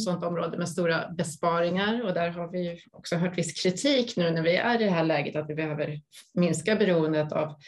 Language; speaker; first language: Swedish; native; Swedish